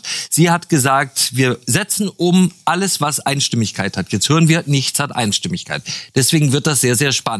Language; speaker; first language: German; native; German